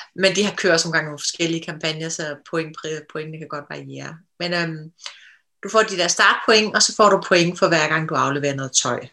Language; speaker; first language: Danish; native; Danish